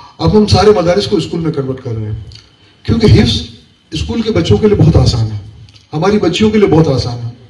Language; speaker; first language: Urdu; non-native, local second language; Memoni